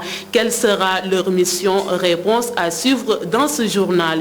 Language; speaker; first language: French; non-native, local second language; Wolof